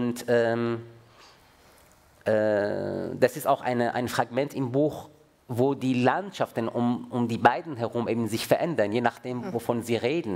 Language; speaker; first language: German; non-native, fluent; Persian